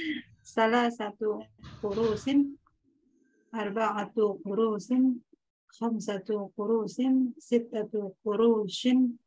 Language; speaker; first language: Arabic; non-native, learner; Indonesian